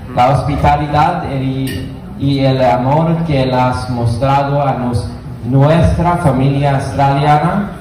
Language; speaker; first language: Spanish; non-native, learner; English